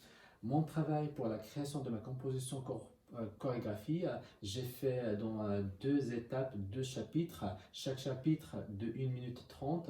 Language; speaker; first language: French; non-native, learner; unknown